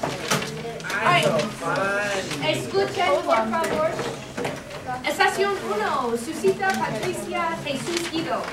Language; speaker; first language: Spanish; non-native, fluent; English